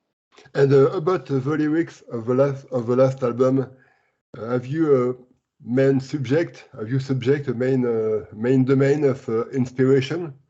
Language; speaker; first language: English; non-native, learner; French